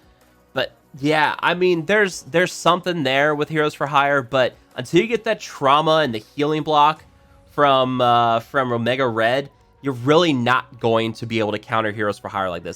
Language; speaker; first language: English; native; English